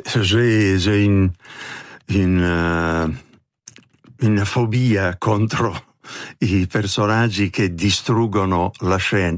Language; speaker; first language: French; non-native, fluent; Italian